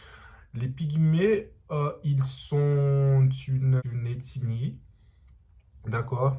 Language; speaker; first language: French; non-native, learner; Portuguese